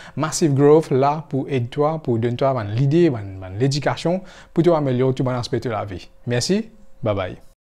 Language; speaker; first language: French; non-native, local second language; Morisyen